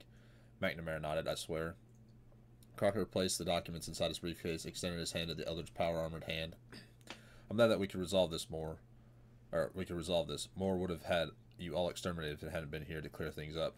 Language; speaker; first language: English; native; English